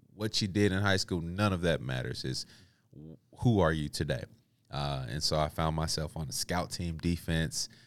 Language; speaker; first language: English; native; English